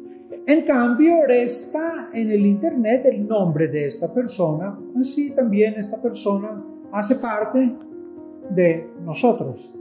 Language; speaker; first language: Spanish; non-native, fluent; Greek